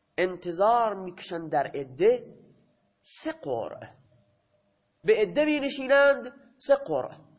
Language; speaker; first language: Persian; non-native, local second language; Baluchi